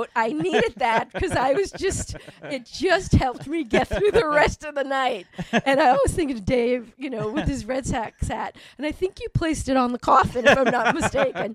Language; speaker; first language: English; native; English